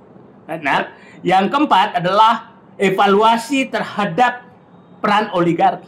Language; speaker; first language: Indonesian; native; Indonesian